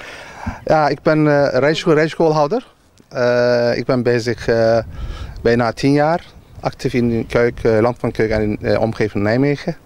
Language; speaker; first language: Dutch; non-native, learner; Turkish